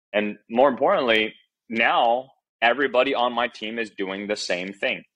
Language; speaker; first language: English; early bilingual, other home language; Chinese